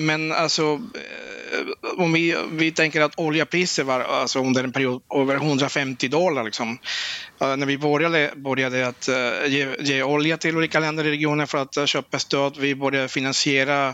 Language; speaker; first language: Swedish; non-native, fluent; Spanish